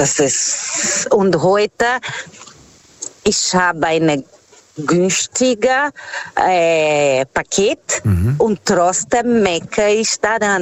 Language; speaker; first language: German; non-native, fluent; Portuguese